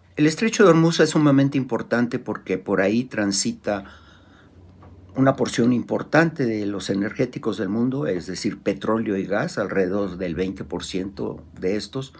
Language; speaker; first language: Spanish; native; Spanish